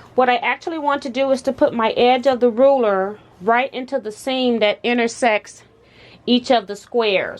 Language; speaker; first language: English; native; English